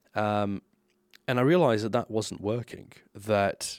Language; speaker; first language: English; non-native, fluent; Slovenian